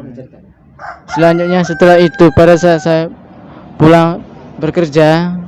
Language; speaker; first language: Indonesian; non-native, local second language; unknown